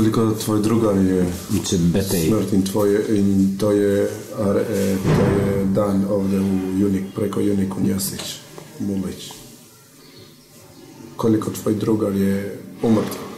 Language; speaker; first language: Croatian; non-native, local second language; Albanian